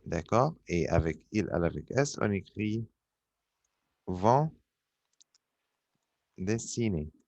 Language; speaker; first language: French; non-native, fluent; Arabic